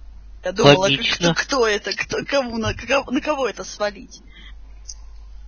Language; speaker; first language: Russian; native; Russian